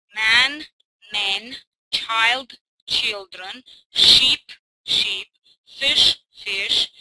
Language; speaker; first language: English; non-native, fluent; Armenian